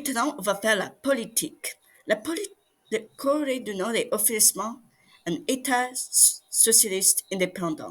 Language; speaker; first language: French; non-native, learner; English